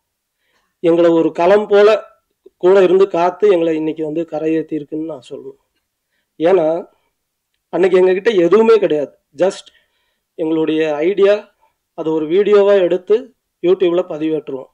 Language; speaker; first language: Tamil; native; Tamil